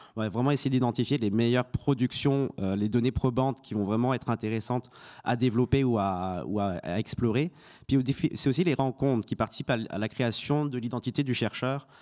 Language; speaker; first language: French; native; French